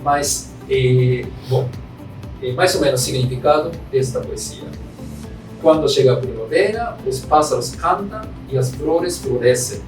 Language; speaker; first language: Portuguese; non-native, fluent; Japanese